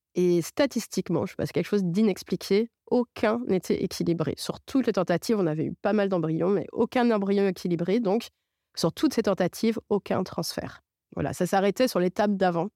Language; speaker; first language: French; non-native, local second language; Arabic